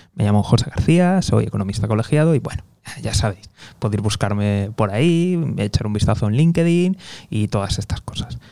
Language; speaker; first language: Spanish; native; Spanish